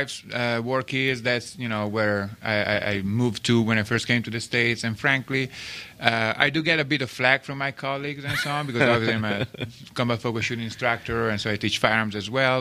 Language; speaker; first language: English; non-native, fluent; Italian